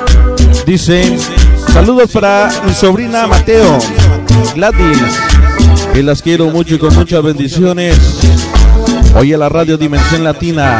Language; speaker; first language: Spanish; native; Spanish